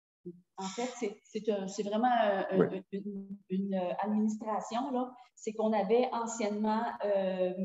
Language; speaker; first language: French; native; French